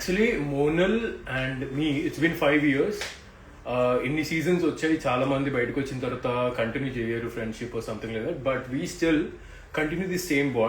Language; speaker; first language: Telugu; native; Telugu